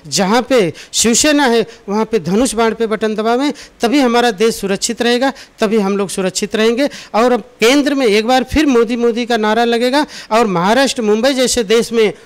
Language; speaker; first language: Hindi; native; Hindi